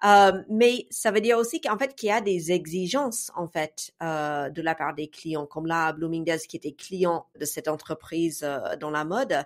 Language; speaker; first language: French; non-native, fluent; English